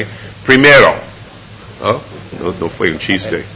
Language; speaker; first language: Spanish; non-native, fluent; English